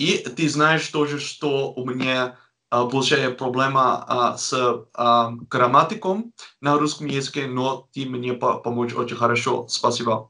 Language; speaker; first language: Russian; non-native, learner; Dutch